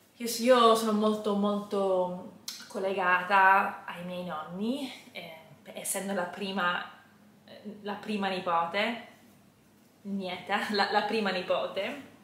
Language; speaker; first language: Italian; non-native, fluent; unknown